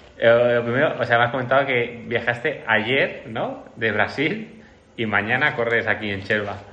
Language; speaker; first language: Spanish; native; Spanish